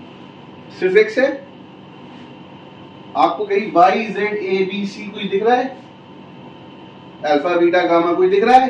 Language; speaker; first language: Hindi; native; Hindi